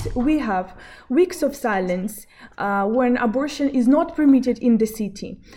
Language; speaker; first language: English; non-native, fluent; Belarusian